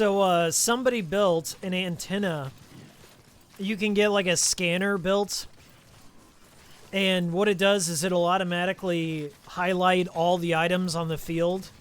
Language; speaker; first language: English; native; English